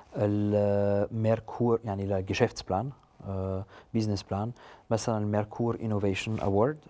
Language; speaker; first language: Arabic; early bilingual, heritage; German